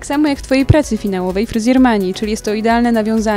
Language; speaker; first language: Polish; native; Polish